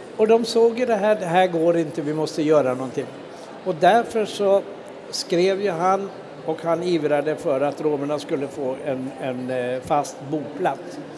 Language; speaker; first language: Swedish; native; Swedish